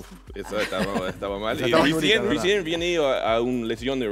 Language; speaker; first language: Spanish; non-native, learner; English